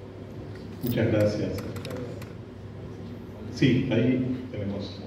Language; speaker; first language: Spanish; native; Spanish